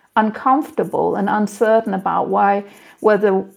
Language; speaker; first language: English; non-native, fluent; Danish